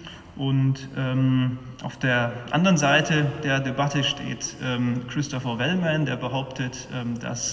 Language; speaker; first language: German; native; German